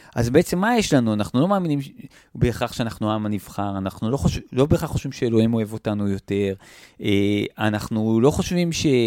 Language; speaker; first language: Hebrew; native; Hebrew